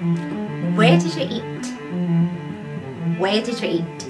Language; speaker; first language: English; non-native, fluent; Japanese